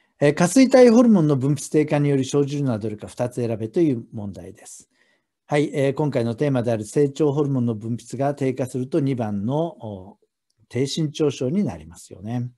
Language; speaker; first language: Japanese; native; Japanese